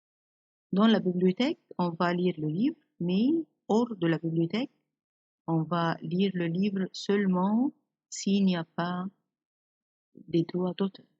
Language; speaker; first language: French; non-native, fluent; Arabic